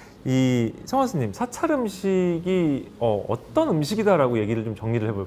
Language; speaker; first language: Korean; native; Korean